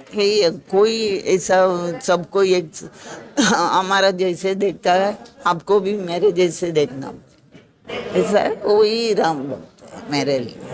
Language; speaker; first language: Hindi; non-native, local second language; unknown